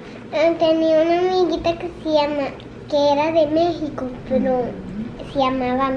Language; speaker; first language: Spanish; early bilingual, other home language; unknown